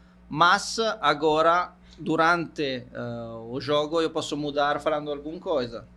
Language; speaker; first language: Portuguese; non-native, fluent; Italian